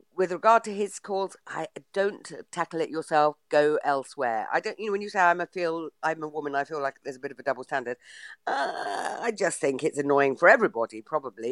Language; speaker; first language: English; native; English